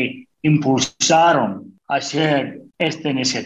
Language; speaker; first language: Spanish; non-native, fluent; English